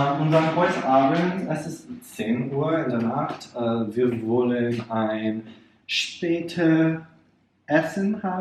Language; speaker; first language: German; non-native, learner; English